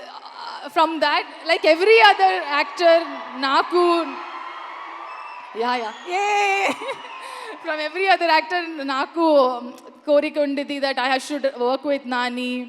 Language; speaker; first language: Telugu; non-native, learner; Kannada